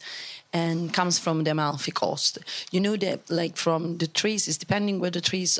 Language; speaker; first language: English; non-native, fluent; Italian